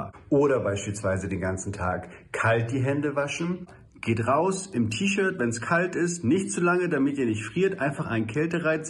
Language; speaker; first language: German; native; German